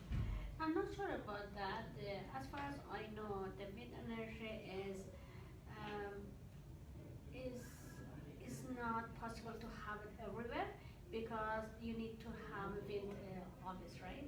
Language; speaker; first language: English; non-native, learner; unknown